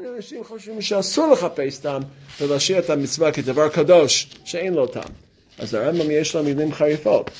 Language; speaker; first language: Hebrew; non-native, fluent; English